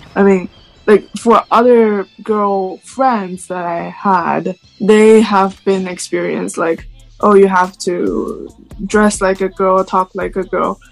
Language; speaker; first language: English; non-native, fluent; Chinese